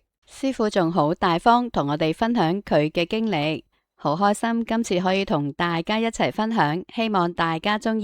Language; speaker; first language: Cantonese; native; Cantonese